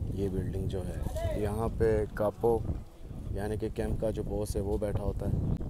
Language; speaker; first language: Urdu; non-native, local second language; Punjabi